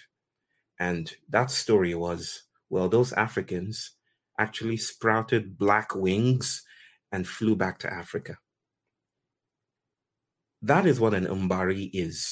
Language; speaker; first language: English; non-native, local second language; Yoruba